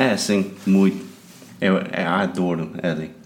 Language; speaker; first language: Portuguese; non-native, fluent; English